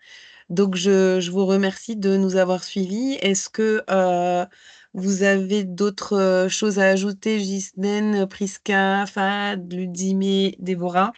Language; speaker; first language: French; native; French